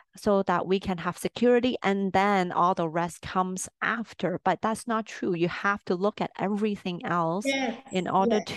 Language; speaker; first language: English; early bilingual, other home language; Cantonese